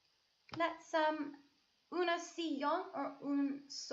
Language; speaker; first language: Spanish; non-native, learner; English